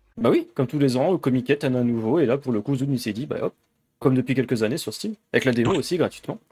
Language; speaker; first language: French; native; French